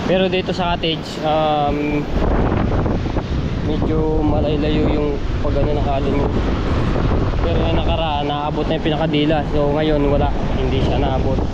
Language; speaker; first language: Filipino; non-native, local second language; Cebuano